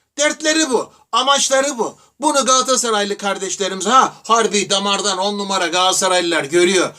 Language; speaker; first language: Turkish; native; Turkish